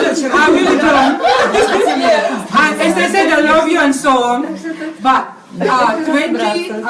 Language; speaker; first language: English; non-native, learner; Russian